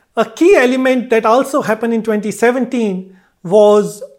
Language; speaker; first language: English; non-native, local second language; Hindi